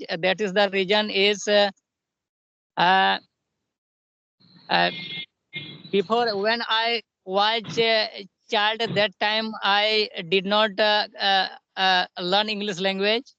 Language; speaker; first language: English; non-native, learner; Hindi